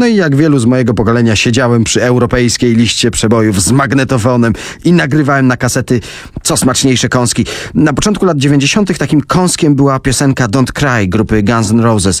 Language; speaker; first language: Polish; native; Polish